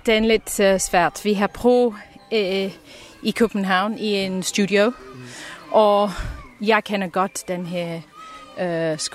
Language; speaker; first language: Danish; non-native, learner; English